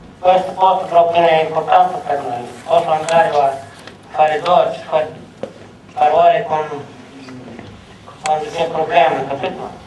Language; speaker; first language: Italian; non-native, learner; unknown